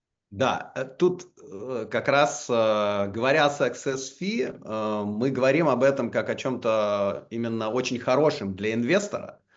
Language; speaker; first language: Russian; native; Russian